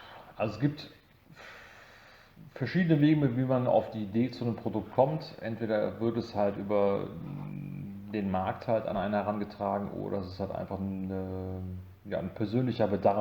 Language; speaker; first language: German; native; German